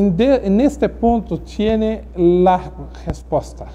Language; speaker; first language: Spanish; non-native, learner; Portuguese